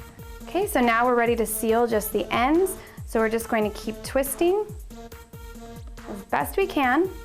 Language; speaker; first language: English; native; English